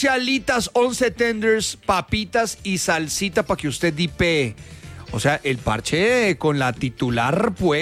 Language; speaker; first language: Spanish; native; Spanish